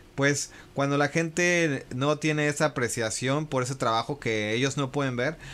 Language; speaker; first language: Spanish; early bilingual, heritage; Spanish